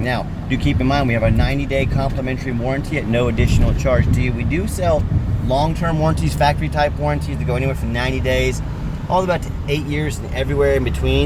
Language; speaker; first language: English; native; English